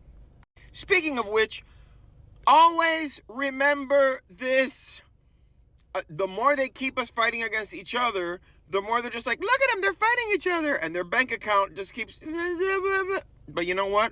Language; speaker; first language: English; native; English